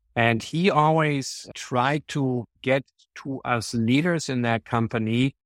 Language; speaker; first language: English; non-native, fluent; German